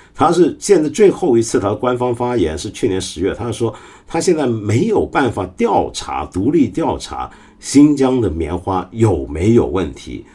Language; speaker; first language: Chinese; non-native, local second language; Cantonese